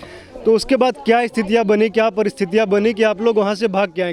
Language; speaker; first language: Hindi; native; Hindi